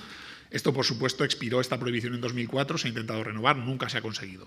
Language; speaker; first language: Spanish; native; Spanish